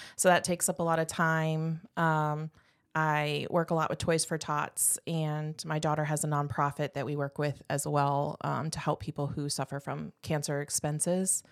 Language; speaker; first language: English; native; English